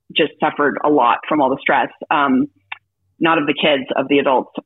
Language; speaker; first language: English; native; English